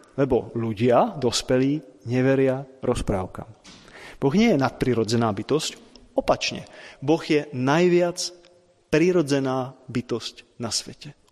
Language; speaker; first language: Slovak; native; Slovak